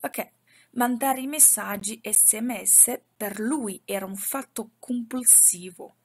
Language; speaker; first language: Italian; non-native, fluent; Chinese